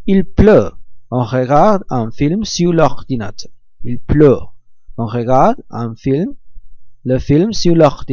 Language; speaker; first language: French; non-native, fluent; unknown